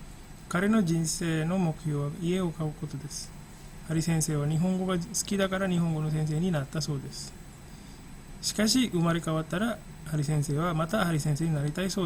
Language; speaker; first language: Japanese; non-native, fluent; Indonesian